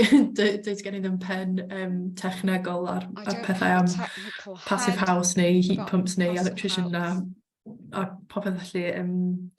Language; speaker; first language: Welsh; non-native, fluent; English